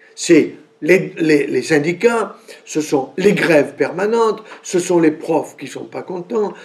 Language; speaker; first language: French; native; French